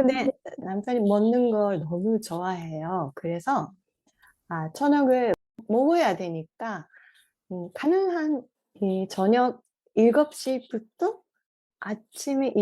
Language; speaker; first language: Korean; non-native, fluent; Japanese